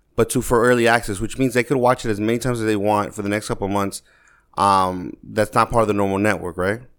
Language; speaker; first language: English; native; English